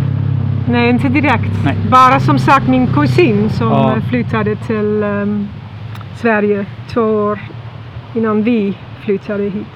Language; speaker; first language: Swedish; non-native, fluent; Dutch